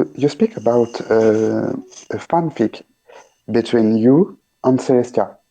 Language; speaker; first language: English; non-native, learner; French